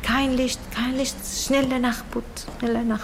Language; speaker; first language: German; non-native, learner; Arabic